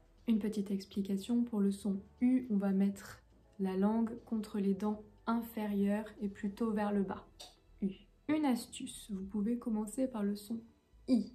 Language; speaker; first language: French; native; French